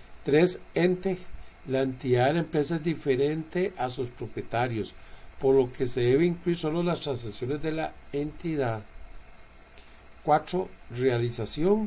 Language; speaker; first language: Spanish; native; Spanish